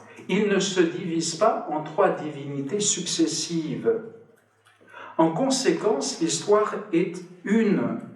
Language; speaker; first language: French; native; French